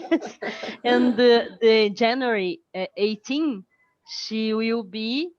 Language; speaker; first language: English; non-native, learner; Portuguese